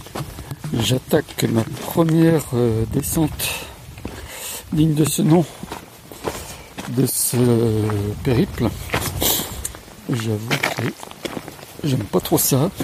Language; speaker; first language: French; native; French